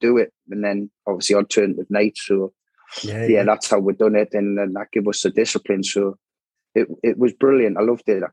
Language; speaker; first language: English; native; English